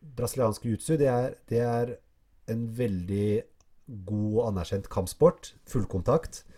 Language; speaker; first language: Norwegian; early bilingual, other home language; Arabic